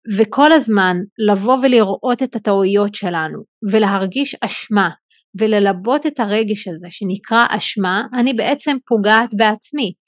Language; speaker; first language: Hebrew; non-native, local second language; Arabic